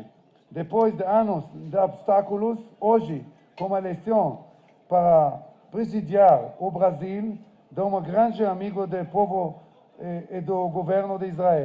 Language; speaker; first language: Portuguese; non-native, fluent; Hebrew